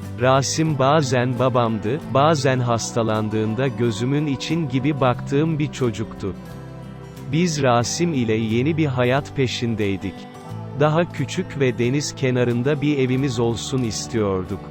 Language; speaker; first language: Turkish; native; Turkish